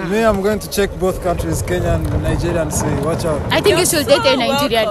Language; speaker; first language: English; non-native, local second language; Kinyarwanda